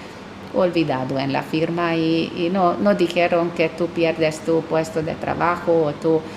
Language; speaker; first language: Spanish; non-native, fluent; Hungarian